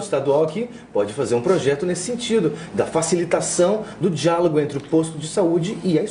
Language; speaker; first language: Portuguese; native; Portuguese